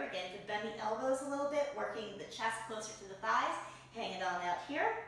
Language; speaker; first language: English; native; English